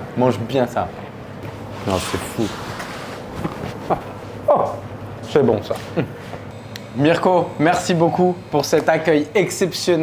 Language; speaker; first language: French; native; French